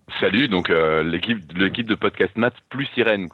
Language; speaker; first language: French; native; French